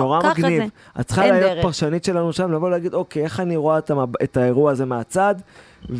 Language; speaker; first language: Hebrew; native; Hebrew